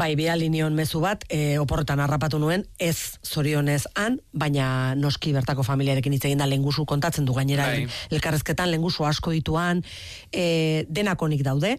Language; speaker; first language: Basque; native; Basque